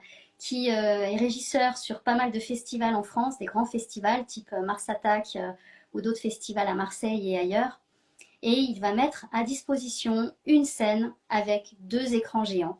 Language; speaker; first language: French; native; French